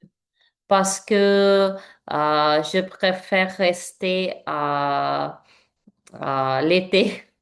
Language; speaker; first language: French; non-native, learner; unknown